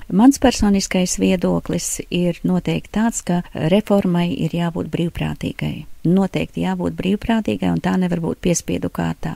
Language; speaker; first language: Latvian; native; Latvian